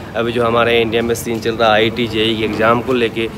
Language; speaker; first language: Hindi; native; Hindi